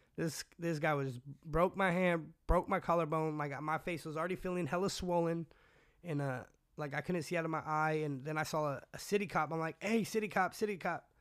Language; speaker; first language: English; native; English